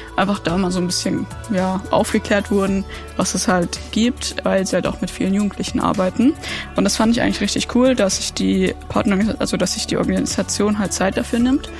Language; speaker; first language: German; native; German